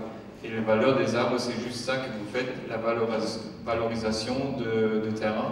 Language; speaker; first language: French; non-native, fluent; German